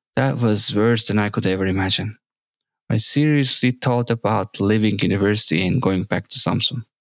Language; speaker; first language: English; non-native, fluent; Turkish